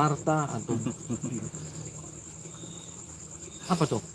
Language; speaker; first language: Indonesian; native; Indonesian